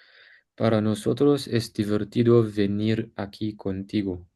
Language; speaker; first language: Spanish; non-native, learner; English